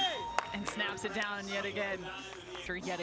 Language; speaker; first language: English; native; English